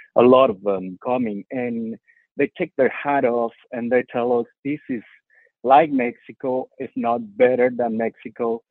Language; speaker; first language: English; non-native, fluent; Spanish